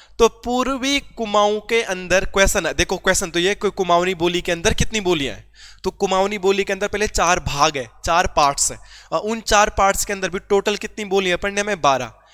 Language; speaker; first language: Hindi; native; Hindi